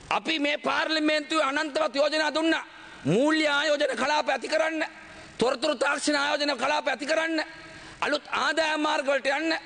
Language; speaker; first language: Sinhala; native; Sinhala